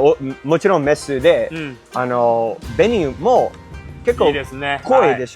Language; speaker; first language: Japanese; non-native, fluent; English